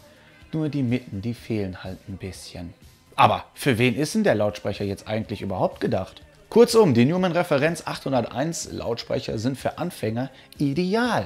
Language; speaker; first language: German; native; German